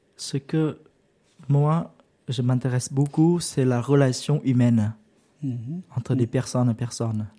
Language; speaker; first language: French; non-native, learner; Vietnamese